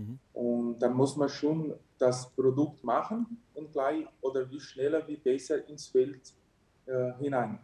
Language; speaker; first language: German; early bilingual, heritage; German